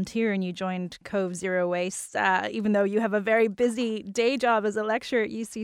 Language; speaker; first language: English; native; English